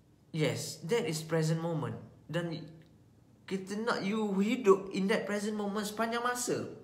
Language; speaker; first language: English; non-native, local second language; Malay